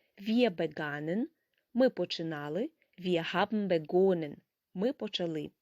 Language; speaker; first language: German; non-native, fluent; Ukrainian